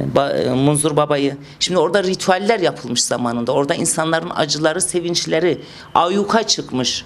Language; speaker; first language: Turkish; native; Turkish